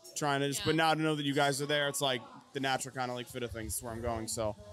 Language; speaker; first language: English; native; English